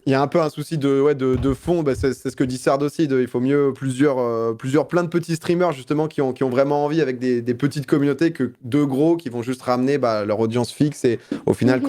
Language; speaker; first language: French; native; French